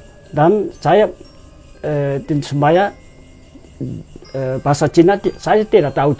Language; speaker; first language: Indonesian; non-native, learner; Dutch